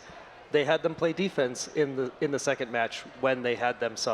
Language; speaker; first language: English; native; English